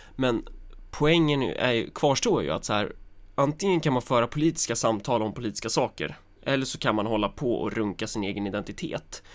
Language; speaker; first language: Swedish; native; Swedish